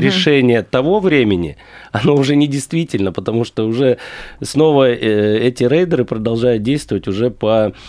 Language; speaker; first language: Russian; native; Russian